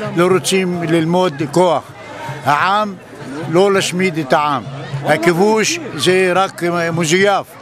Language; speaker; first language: Hebrew; non-native, fluent; Russian